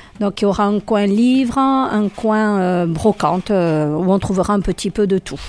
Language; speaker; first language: French; native; French